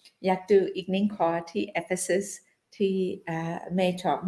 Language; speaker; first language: Thai; non-native, fluent; English